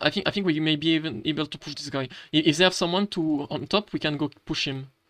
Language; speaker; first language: English; non-native, fluent; French